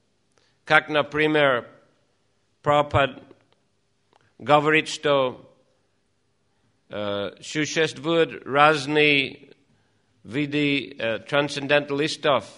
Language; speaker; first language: Russian; non-native, fluent; English